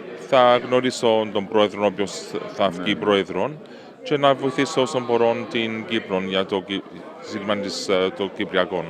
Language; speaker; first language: Greek; early bilingual, heritage; Greek